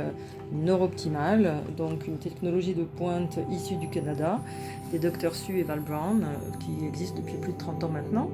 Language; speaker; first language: French; native; French